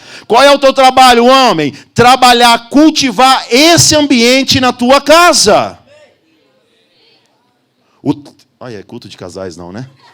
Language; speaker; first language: Portuguese; native; Portuguese